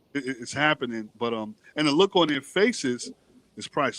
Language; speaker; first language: English; native; English